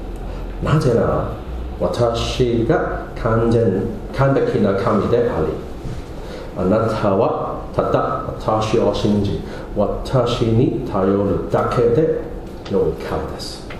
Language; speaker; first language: Japanese; non-native, fluent; English